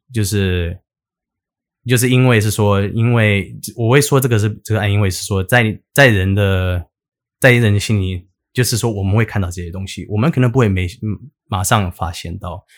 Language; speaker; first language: Chinese; early bilingual, heritage; English